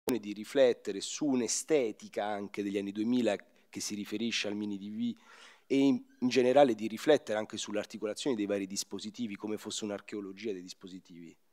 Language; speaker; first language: Italian; native; Italian